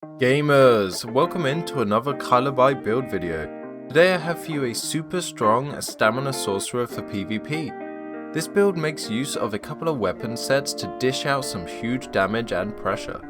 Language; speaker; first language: English; native; English